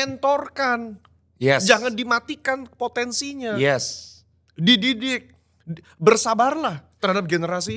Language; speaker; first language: Indonesian; native; Indonesian